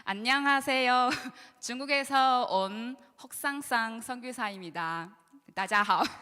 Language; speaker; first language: Korean; non-native, learner; Chinese